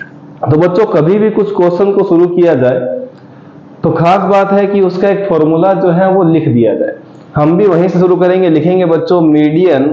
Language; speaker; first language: Hindi; native; Hindi